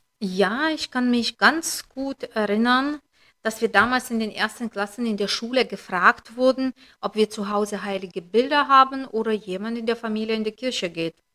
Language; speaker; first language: German; non-native, fluent; Lithuanian